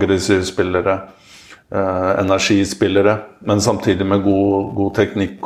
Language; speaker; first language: Norwegian; native; Norwegian